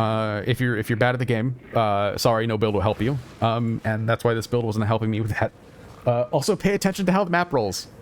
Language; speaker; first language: English; native; English